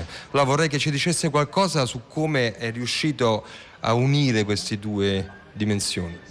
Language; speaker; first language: Italian; native; Italian